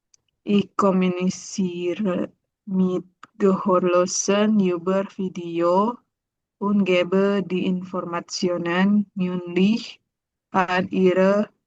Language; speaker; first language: German; non-native, learner; Indonesian